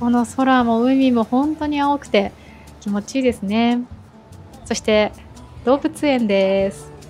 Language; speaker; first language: Japanese; native; Japanese